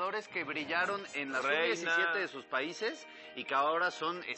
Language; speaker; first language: Spanish; native; Spanish